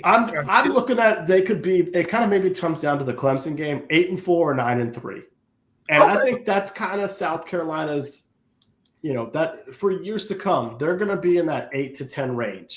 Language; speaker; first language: English; native; English